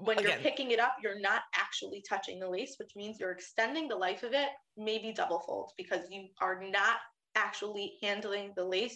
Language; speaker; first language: English; native; English